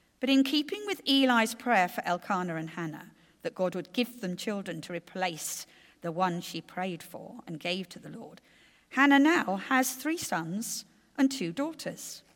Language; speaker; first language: English; native; English